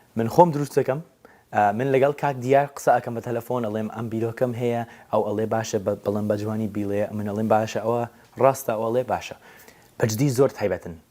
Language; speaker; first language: Central Kurdish; non-native, fluent; English